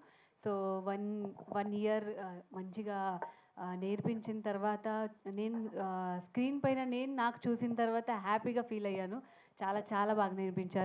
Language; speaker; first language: Telugu; non-native, learner; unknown